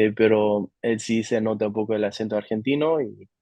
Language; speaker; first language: Spanish; non-native, fluent; English